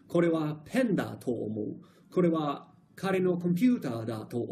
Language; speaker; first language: Japanese; non-native, fluent; English